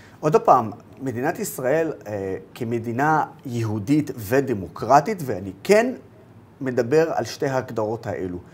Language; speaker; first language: Hebrew; non-native, local second language; Arabic